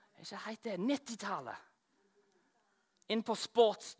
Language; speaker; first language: Norwegian; non-native, fluent; English